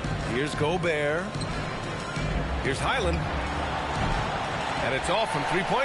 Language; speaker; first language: English; native; English